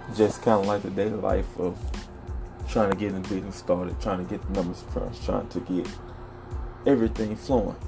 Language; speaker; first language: English; native; English